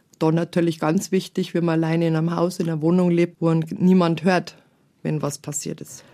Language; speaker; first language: German; native; German